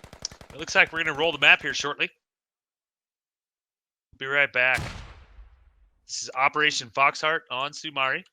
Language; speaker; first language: English; native; English